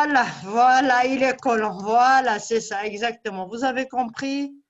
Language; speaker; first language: French; non-native, local second language; Arabic